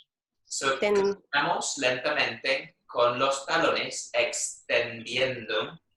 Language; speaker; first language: Spanish; non-native, fluent; English